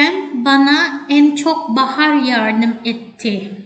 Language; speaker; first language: Turkish; non-native, fluent; Indonesian